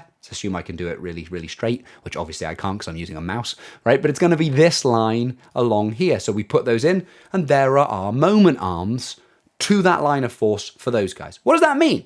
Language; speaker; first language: English; native; English